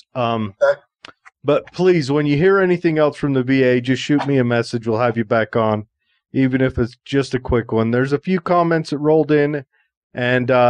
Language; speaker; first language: English; native; English